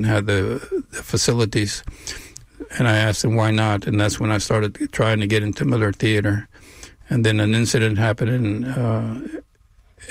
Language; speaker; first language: English; non-native, local second language; Spanish